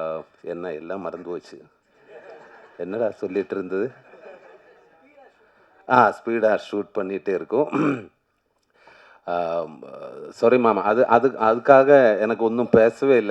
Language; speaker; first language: Tamil; non-native, learner; Malayalam